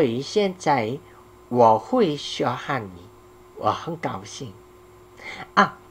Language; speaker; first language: Chinese; non-native, learner; Korean